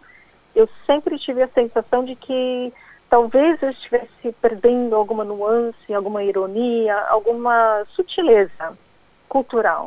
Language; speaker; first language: Portuguese; non-native, fluent; English